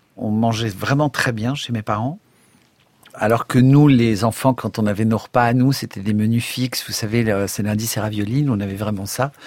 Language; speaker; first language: French; native; French